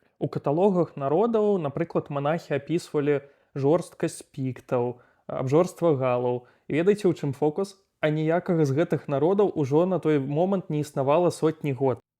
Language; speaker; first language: Belarusian; native; Belarusian